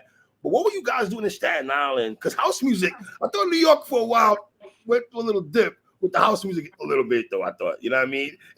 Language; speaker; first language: English; native; English